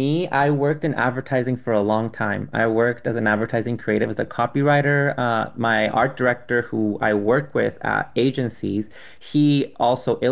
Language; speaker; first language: English; non-native, fluent; Spanish